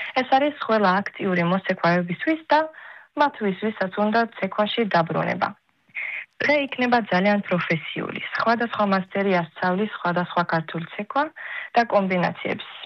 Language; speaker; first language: Georgian; early bilingual, heritage; Hebrew